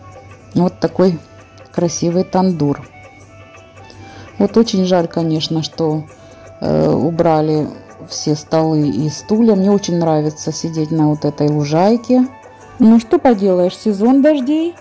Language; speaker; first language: Russian; native; Russian